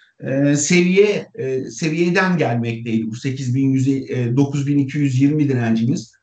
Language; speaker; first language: Turkish; native; Turkish